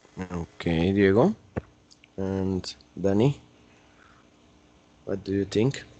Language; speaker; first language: English; non-native, learner; Spanish